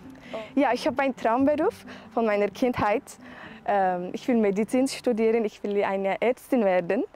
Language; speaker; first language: German; non-native, fluent; Turkish